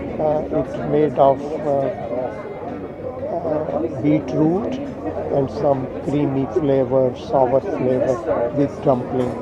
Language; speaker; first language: English; non-native, fluent; Urdu